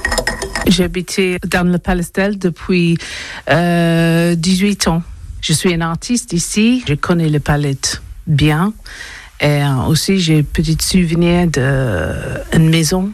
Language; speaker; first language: French; non-native, learner; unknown